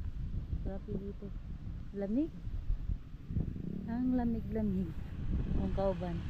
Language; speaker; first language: Filipino; non-native, local second language; Cebuano